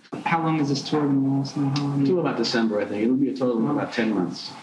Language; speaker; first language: English; non-native, fluent; Dutch